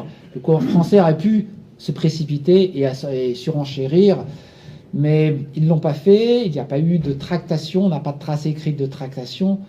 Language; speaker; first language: French; native; French